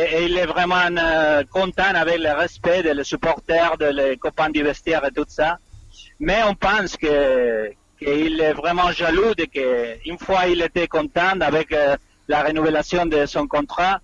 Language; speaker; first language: French; non-native, fluent; Spanish